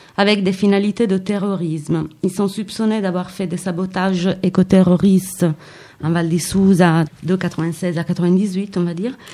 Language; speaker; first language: French; non-native, fluent; Italian